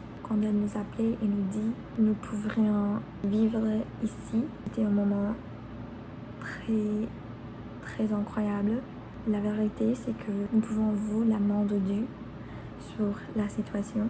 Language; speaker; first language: French; non-native, learner; Spanish